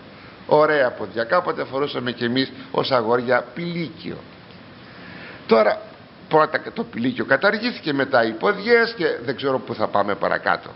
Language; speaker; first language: Greek; native; Greek